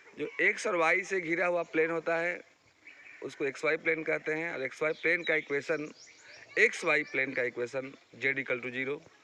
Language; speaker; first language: Hindi; native; Hindi